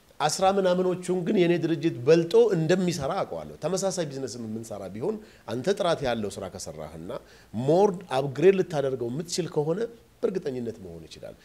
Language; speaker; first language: Amharic; non-native, local second language; Oromo